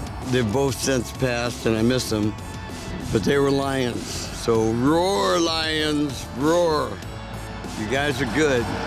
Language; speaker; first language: English; native; English